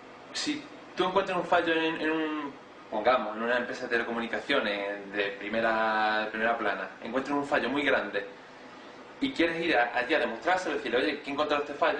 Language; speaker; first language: Spanish; native; Spanish